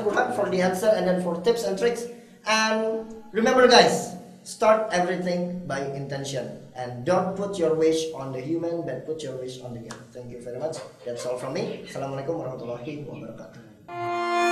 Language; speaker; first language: English; non-native, fluent; Indonesian